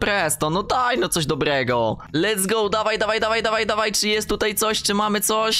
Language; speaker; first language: Polish; native; Polish